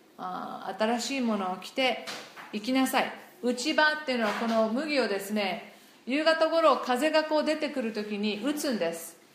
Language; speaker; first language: Japanese; non-native, fluent; English